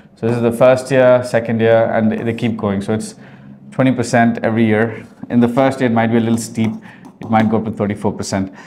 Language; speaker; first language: English; early bilingual, heritage; Arabic